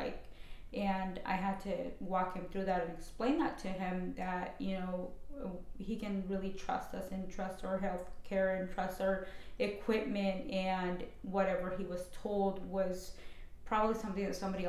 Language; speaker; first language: English; native; English